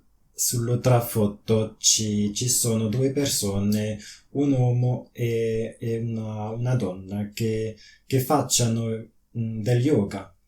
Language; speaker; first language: Italian; non-native, learner; French